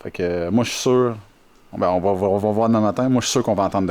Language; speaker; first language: French; native; French